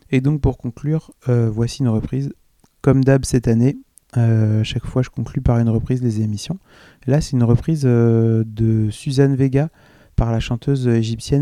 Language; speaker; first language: French; native; French